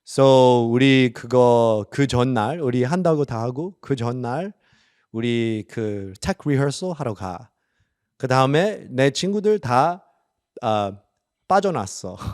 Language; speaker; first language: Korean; early bilingual, heritage; English